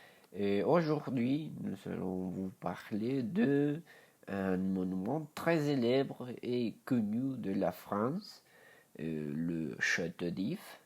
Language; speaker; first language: French; non-native, learner; Spanish